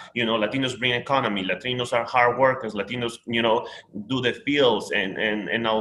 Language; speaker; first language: English; non-native, fluent; Spanish